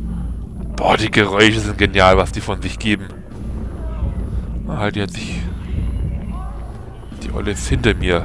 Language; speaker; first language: German; native; German